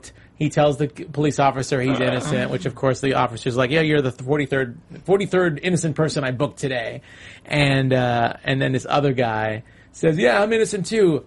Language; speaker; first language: English; native; English